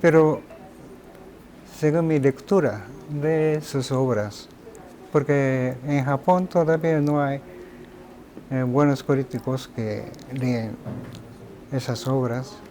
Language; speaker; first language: Spanish; non-native, fluent; Japanese